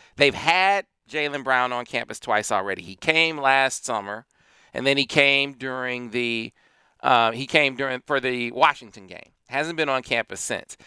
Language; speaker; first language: English; native; English